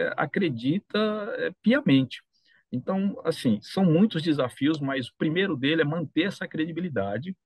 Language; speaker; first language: Portuguese; native; Portuguese